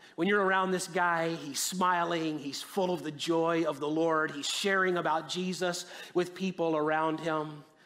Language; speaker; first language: English; native; English